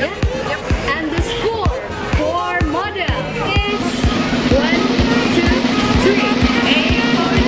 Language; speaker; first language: English; non-native, fluent; Indonesian